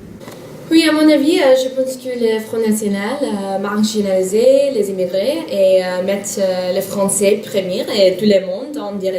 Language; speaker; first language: French; non-native, learner; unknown